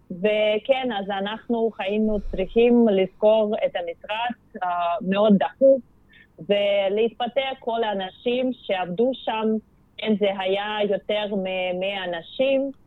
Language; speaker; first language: Hebrew; non-native, fluent; Russian